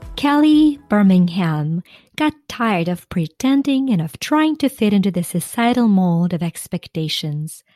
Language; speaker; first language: English; non-native, fluent; Ukrainian